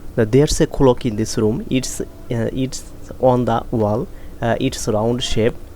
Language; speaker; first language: English; non-native, fluent; Bangla